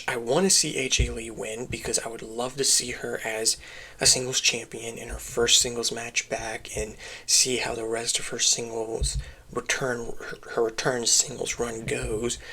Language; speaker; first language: English; native; English